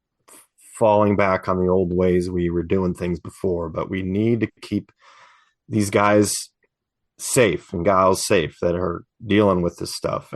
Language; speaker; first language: English; native; English